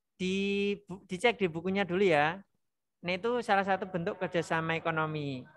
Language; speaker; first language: Indonesian; non-native, local second language; Javanese